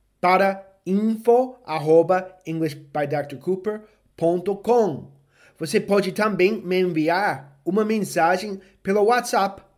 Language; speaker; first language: Portuguese; non-native, fluent; English